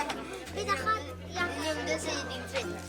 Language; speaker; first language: Mongolian; early bilingual, heritage; Mongolian